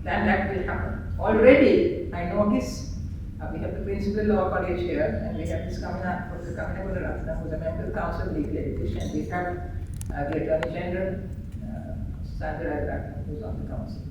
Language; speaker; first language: English; non-native, local second language; Sinhala